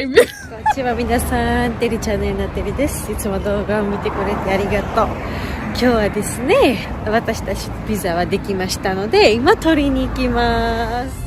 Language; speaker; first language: Japanese; non-native, learner; Georgian